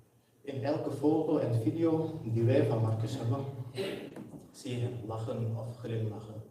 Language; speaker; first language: Dutch; early bilingual, other home language; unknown